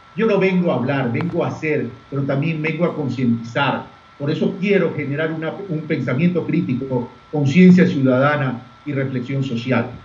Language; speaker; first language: Spanish; native; Spanish